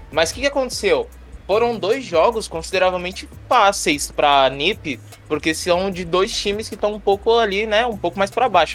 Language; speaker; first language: Portuguese; native; Portuguese